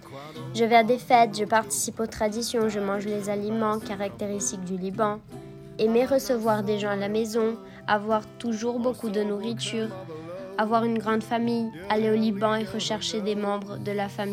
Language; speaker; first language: French; non-native, fluent; Portuguese